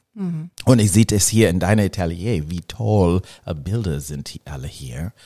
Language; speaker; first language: German; non-native, fluent; English